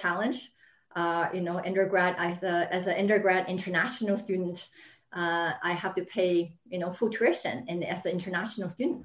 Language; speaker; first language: English; non-native, fluent; Chinese